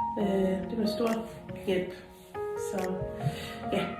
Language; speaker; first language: Danish; non-native, fluent; English